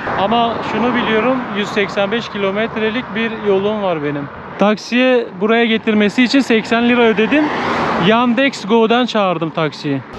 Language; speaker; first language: Turkish; native; Turkish